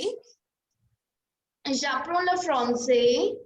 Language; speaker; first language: French; non-native, fluent; Hindi